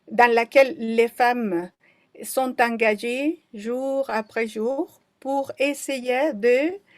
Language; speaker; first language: French; non-native, fluent; Spanish